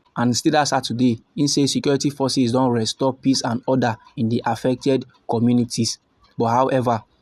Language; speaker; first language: Nigerian Pidgin; native; Nigerian Pidgin